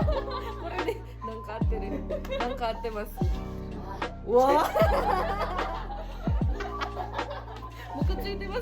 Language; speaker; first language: Japanese; early bilingual, other home language; Filipino